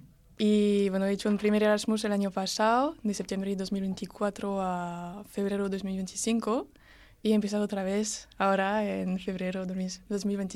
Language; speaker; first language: Spanish; early bilingual, heritage; French